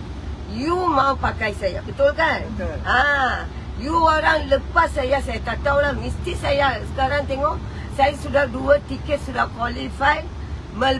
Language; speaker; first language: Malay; non-native, local second language; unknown